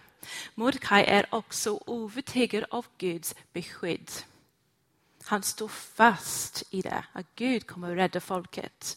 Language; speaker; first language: Swedish; non-native, fluent; English